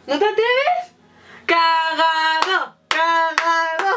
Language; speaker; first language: Spanish; native; Spanish